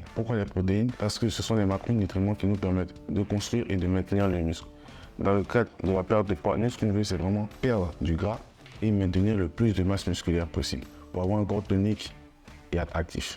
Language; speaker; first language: French; native; French